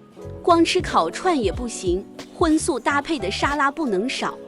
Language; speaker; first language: Chinese; native; Chinese